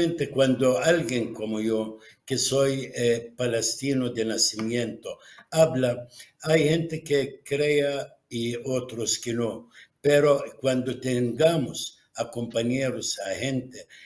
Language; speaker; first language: Spanish; non-native, fluent; Arabic